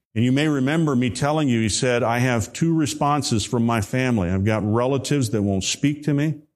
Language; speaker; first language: English; native; English